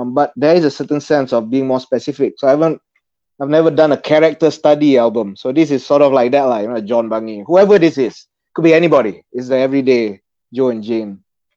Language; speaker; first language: English; non-native, local second language; Malay